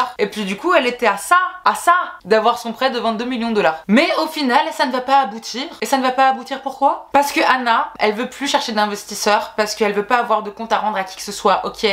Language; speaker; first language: French; native; French